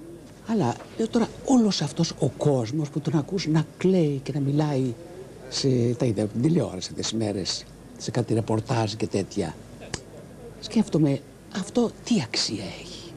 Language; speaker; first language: Greek; native; Greek